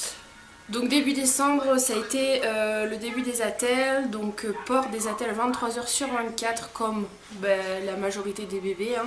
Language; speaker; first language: French; native; French